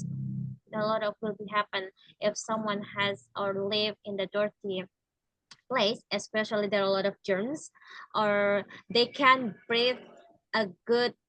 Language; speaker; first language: English; non-native, learner; Indonesian